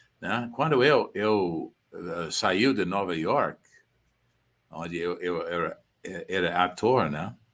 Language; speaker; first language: Portuguese; non-native, fluent; English